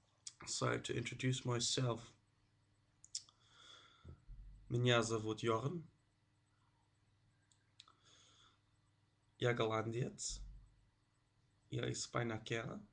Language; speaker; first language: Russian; non-native, learner; Dutch